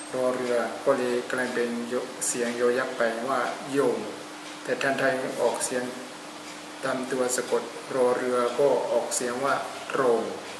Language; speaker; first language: Thai; non-native, fluent; Burmese